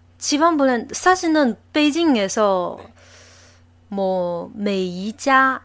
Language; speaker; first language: Korean; non-native, fluent; Chinese